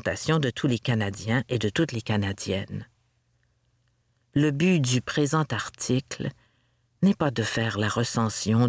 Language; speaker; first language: French; native; French